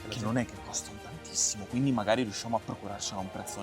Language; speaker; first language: Italian; native; Italian